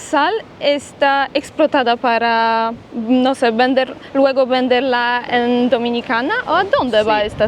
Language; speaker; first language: Spanish; non-native, fluent; Polish